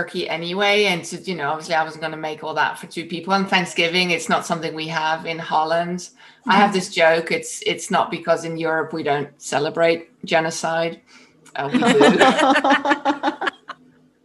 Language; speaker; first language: English; non-native, fluent; Dutch